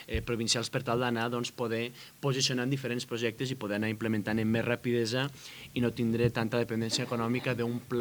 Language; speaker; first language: Catalan; native; Catalan